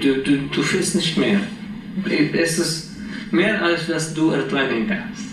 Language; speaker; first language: German; non-native, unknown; Arabic